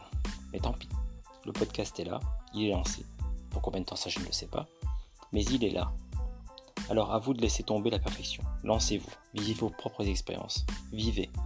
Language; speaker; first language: French; native; French